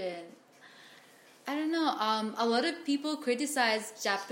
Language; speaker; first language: English; non-native, fluent; Japanese